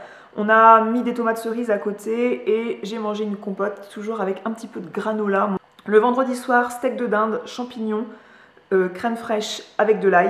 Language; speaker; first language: French; native; French